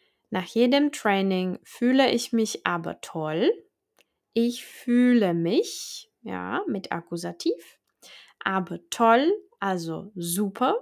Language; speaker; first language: German; non-native, fluent; Czech